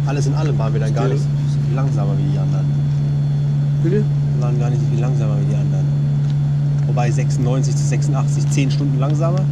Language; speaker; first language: German; native; German